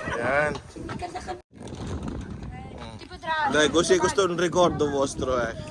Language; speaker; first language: Italian; non-native, local second language; Filipino